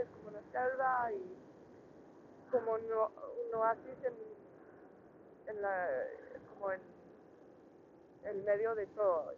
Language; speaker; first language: Spanish; non-native, learner; English